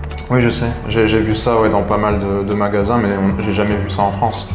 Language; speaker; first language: French; native; French